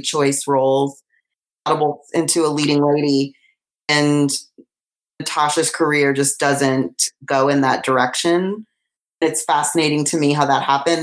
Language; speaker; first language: English; native; English